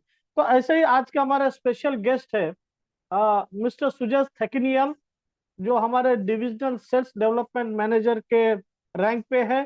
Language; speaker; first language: Hindi; native; Hindi